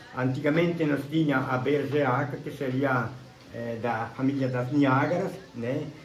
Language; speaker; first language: Portuguese; native; Portuguese